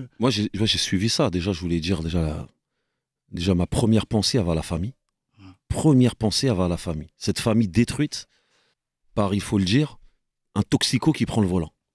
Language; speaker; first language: French; native; French